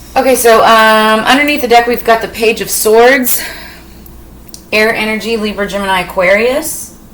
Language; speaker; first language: English; native; English